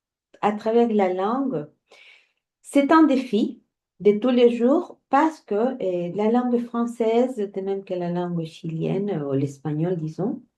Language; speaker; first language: French; non-native, fluent; Spanish